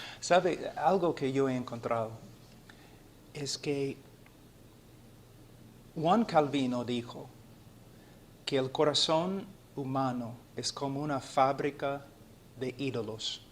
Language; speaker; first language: Spanish; non-native, fluent; English